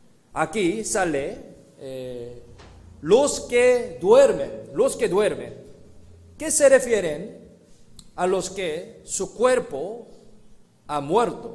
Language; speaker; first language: Spanish; non-native, fluent; Korean